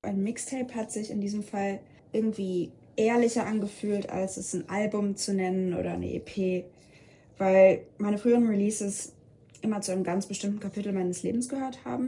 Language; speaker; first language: German; native; German